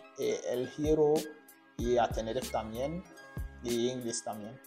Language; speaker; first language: Spanish; non-native, learner; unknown